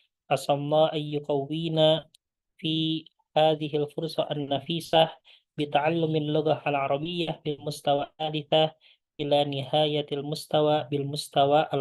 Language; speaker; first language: Arabic; non-native, fluent; Indonesian